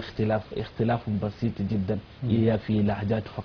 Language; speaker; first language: Arabic; non-native, fluent; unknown